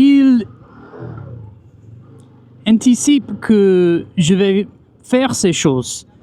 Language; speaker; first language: French; non-native, fluent; English